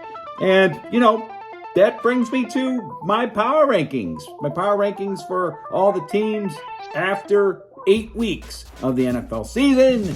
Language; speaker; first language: English; native; English